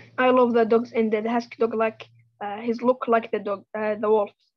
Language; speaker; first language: English; non-native, learner; Arabic